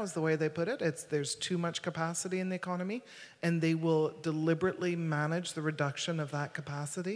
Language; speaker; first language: English; native; English